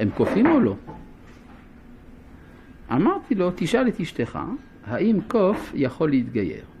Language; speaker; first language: Hebrew; non-native, fluent; French